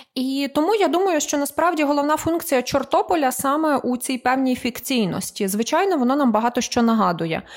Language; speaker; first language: Ukrainian; native; Ukrainian